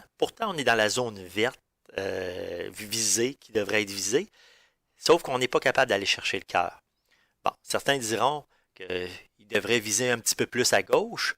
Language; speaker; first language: French; native; French